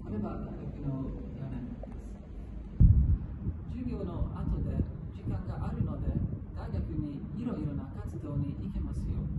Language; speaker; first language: Japanese; non-native, learner; Hungarian